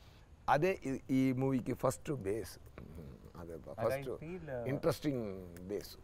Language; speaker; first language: Telugu; non-native, fluent; Tamil